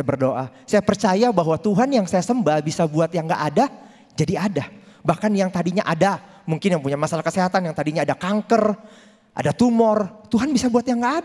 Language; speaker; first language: Indonesian; native; Indonesian